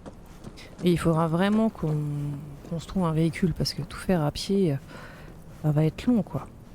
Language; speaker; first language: French; native; French